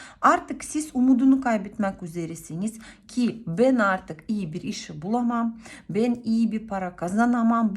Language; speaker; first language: Turkish; non-native, fluent; Russian